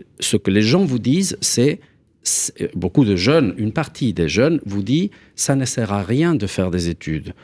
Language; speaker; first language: French; non-native, fluent; Spanish